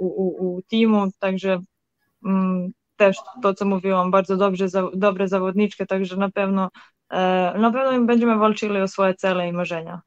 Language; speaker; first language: Polish; non-native, learner; Serbian